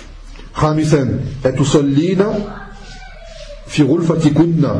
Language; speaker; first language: Arabic; non-native, fluent; French